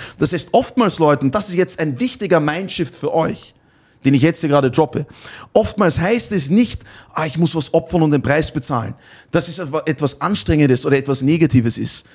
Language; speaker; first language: German; native; German